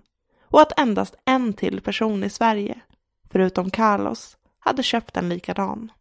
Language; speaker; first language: Swedish; native; Swedish